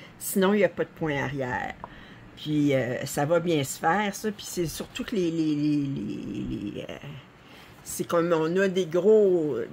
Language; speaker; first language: French; native; French